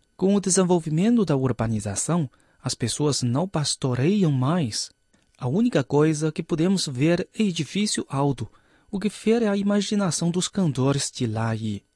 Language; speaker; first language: Portuguese; non-native, fluent; Chinese